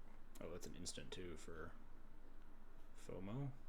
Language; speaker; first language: English; native; English